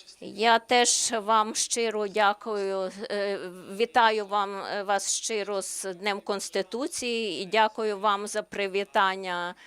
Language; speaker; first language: Ukrainian; non-native, learner; Slovenian